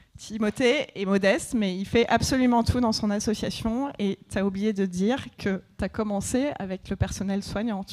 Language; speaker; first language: French; native; French